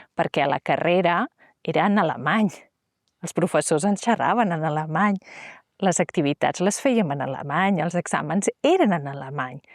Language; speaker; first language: Catalan; native; Catalan